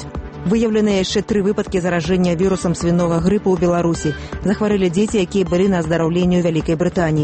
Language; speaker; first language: Belarusian; native; Belarusian